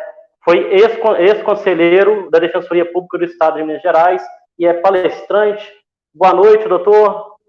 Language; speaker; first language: Portuguese; native; Portuguese